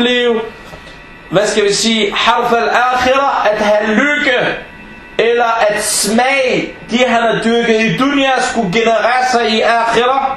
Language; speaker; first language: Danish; early bilingual, other home language; Arabic